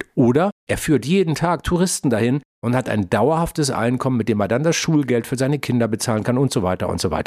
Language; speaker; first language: German; native; German